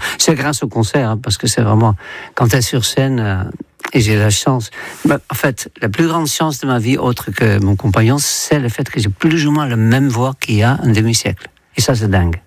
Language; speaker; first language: French; non-native, fluent; Dutch